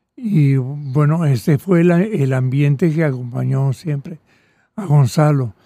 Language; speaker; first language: Spanish; early bilingual, other home language; Catalan